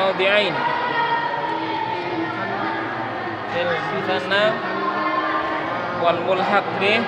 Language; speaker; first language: Arabic; non-native, fluent; Indonesian